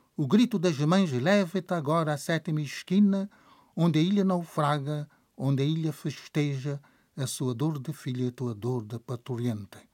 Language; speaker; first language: Portuguese; non-native, local second language; Kabuverdianu